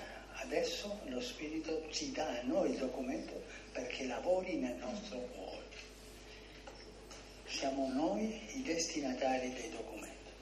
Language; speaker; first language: Italian; non-native, fluent; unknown